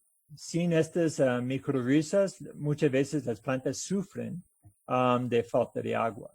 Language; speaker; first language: Spanish; non-native, fluent; English